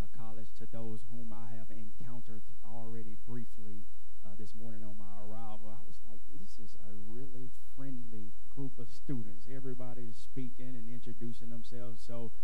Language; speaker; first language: English; native; English